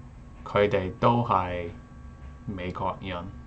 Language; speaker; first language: Cantonese; non-native, learner; English